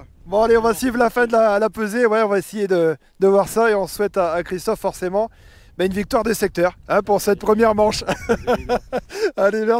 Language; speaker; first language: French; native; French